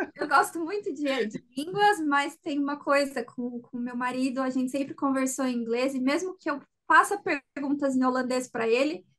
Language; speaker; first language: Portuguese; native; Portuguese